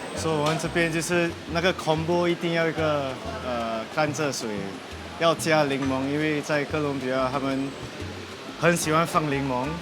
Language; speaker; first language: Chinese; native; Chinese